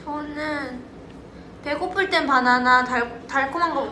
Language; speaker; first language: Korean; native; Korean